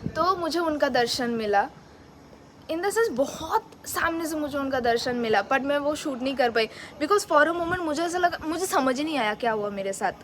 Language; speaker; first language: Hindi; non-native, local second language; Bangla